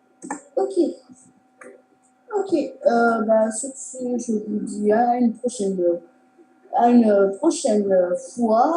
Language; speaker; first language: French; native; French